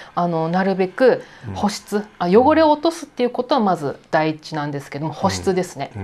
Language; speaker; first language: Japanese; native; Japanese